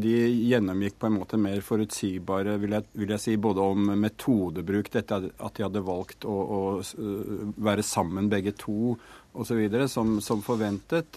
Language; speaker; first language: Norwegian; native; Norwegian